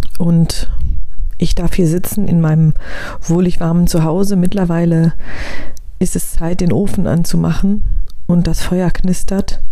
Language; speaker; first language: German; native; German